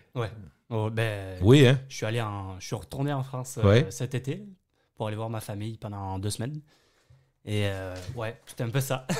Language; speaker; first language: French; native; French